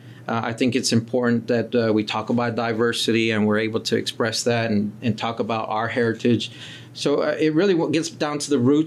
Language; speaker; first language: English; early bilingual, other home language; Spanish